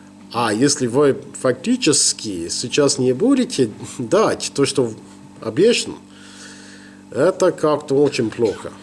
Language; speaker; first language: Russian; non-native, learner; English